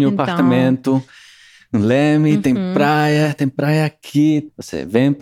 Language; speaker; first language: Portuguese; non-native, learner; English